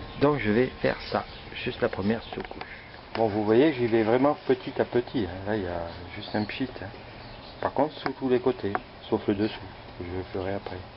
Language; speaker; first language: French; native; French